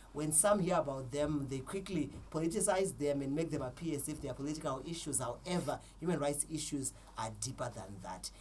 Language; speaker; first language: English; non-native, local second language; Shona